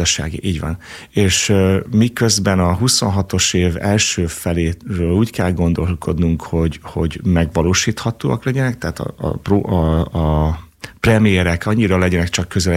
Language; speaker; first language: Hungarian; native; Hungarian